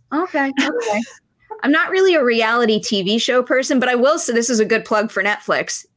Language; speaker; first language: English; native; English